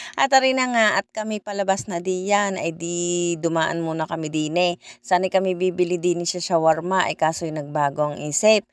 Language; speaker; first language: Filipino; native; Filipino